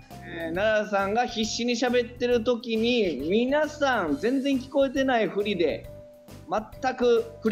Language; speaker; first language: Japanese; native; Japanese